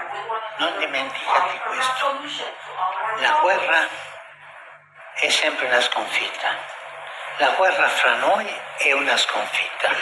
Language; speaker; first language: Italian; non-native, fluent; Spanish